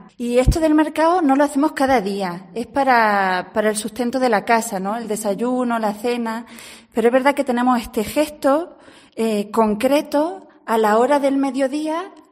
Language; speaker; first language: Spanish; native; Spanish